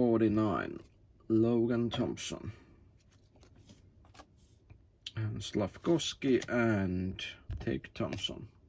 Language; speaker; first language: English; non-native, learner; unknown